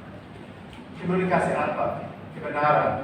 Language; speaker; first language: Indonesian; non-native, fluent; English